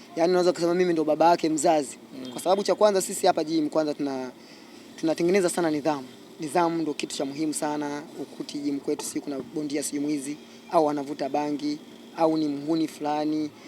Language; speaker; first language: Swahili; native; Swahili